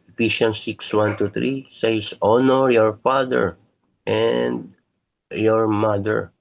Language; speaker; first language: English; non-native, local second language; Filipino